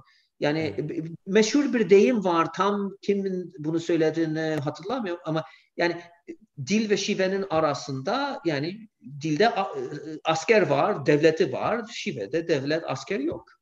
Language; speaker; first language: Turkish; non-native, fluent; English